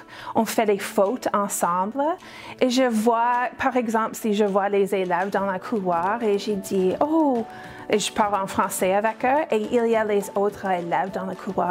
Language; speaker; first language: French; non-native, fluent; English